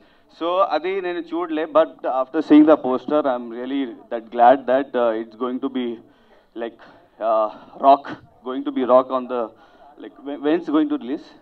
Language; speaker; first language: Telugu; non-native, learner; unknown